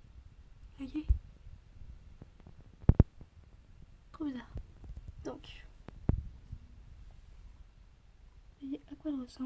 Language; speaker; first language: French; native; French